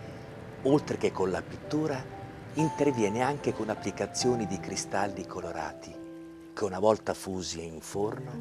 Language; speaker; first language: Italian; native; Italian